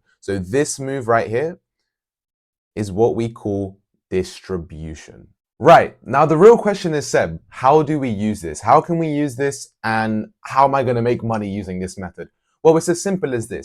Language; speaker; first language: English; native; English